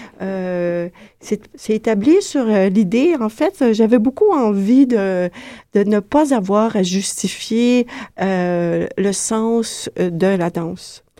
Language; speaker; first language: French; native; French